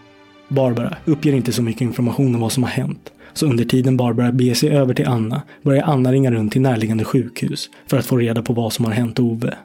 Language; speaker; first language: Swedish; native; Swedish